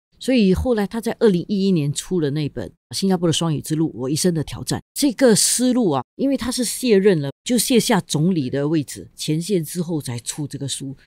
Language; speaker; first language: Chinese; native; Chinese